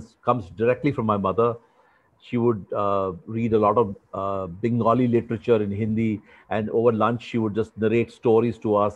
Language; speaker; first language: English; non-native, local second language; Hindi